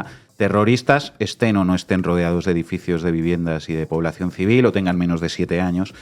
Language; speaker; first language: Spanish; native; Spanish